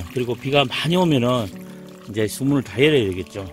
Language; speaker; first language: Korean; native; Korean